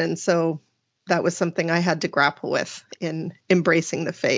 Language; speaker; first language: English; native; English